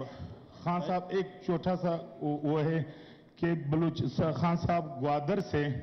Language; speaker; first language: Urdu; non-native, local second language; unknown